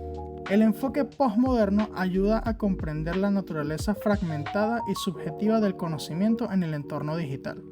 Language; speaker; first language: Spanish; native; Spanish